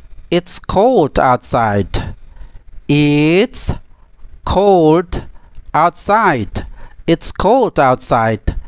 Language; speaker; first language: English; non-native, fluent; Indonesian